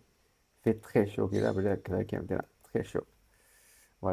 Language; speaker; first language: French; non-native, fluent; Sinhala